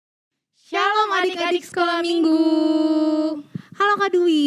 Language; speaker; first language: Indonesian; native; Indonesian